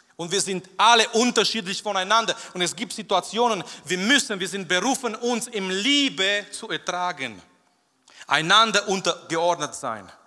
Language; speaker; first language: German; non-native, fluent; Romanian